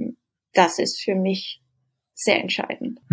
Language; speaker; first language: German; non-native, fluent; Danish